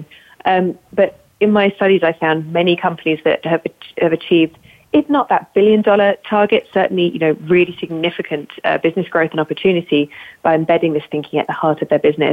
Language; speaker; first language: English; native; English